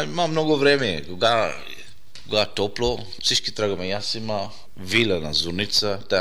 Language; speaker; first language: Bulgarian; non-native, learner; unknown